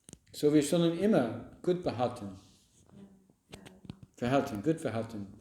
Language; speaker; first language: German; non-native, learner; English